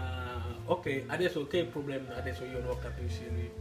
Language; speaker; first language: Italian; non-native, learner; English